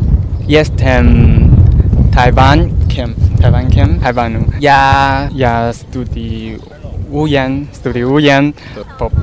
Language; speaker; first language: Polish; non-native, learner; Chinese